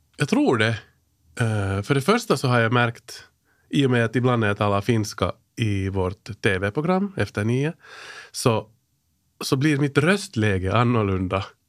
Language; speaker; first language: Swedish; native; Swedish